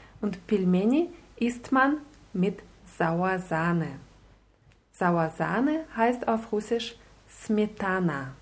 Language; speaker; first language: German; non-native, fluent; Russian